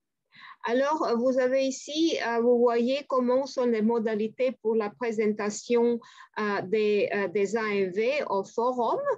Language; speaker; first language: French; non-native, fluent; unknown